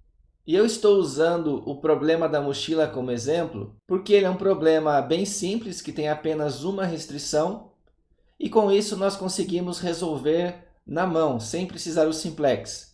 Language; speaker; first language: Portuguese; native; Portuguese